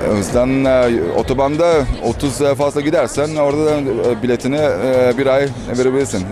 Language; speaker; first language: Turkish; early bilingual, heritage; Turkish